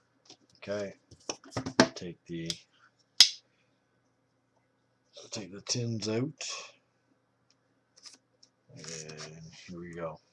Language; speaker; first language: English; native; English